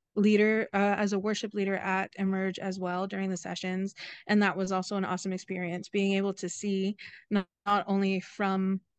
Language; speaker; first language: English; native; English